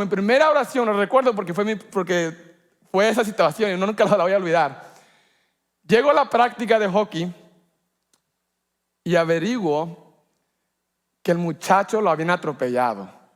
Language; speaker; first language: Spanish; early bilingual, heritage; Spanish